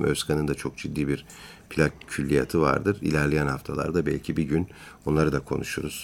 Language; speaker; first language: Turkish; native; Turkish